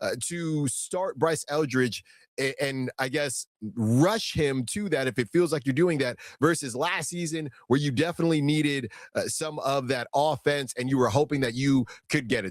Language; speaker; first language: English; native; English